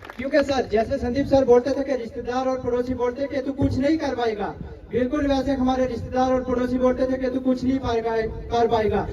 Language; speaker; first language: Hindi; non-native, local second language; Punjabi